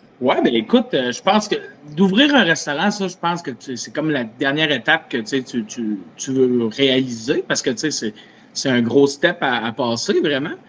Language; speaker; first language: French; native; French